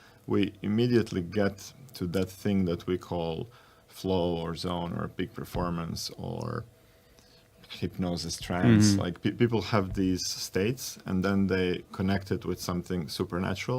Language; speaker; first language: English; non-native, fluent; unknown